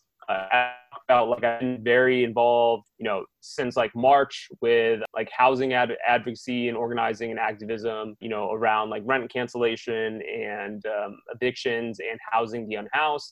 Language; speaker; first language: English; native; English